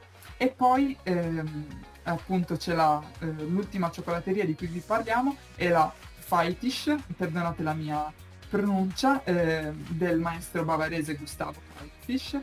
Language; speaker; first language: Italian; native; Italian